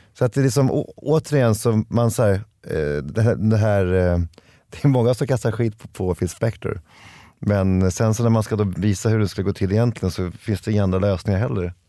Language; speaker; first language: Swedish; native; Swedish